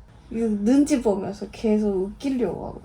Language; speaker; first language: Korean; non-native, fluent; Japanese